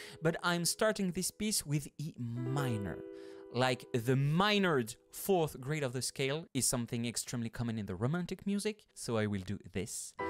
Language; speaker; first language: English; non-native, fluent; French